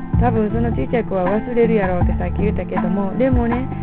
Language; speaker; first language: Japanese; native; Japanese